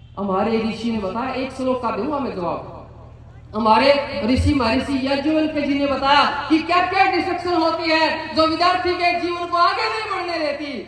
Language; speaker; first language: Hindi; native; Hindi